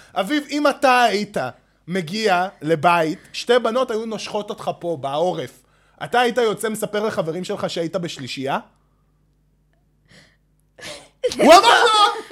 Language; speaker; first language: Hebrew; native; Hebrew